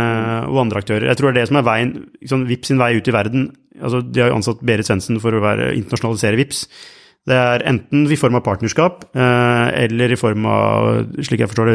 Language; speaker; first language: Norwegian; native; Norwegian